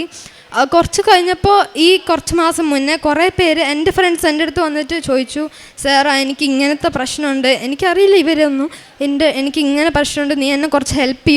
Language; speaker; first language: Malayalam; early bilingual, heritage; Malayalam